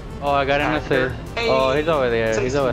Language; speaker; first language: English; native; English